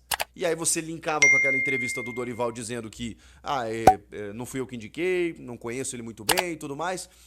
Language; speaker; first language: Portuguese; native; Portuguese